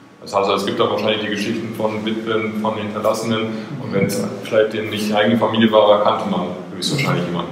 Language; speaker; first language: German; native; German